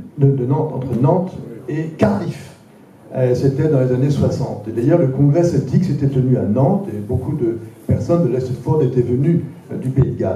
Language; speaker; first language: French; native; French